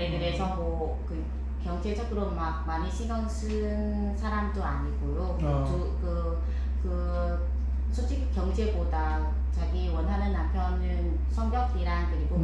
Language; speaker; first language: Korean; non-native, fluent; Vietnamese